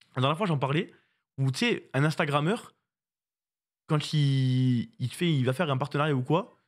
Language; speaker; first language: French; native; French